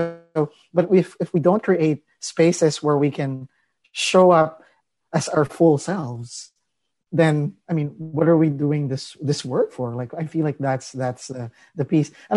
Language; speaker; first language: English; non-native, local second language; Filipino